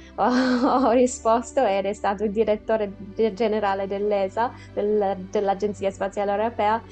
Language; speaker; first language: Italian; non-native, fluent; English